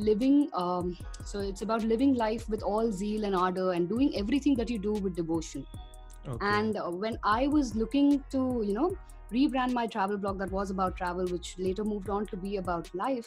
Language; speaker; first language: English; non-native, local second language; Tamil